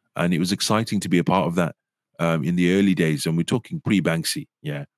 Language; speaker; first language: English; native; English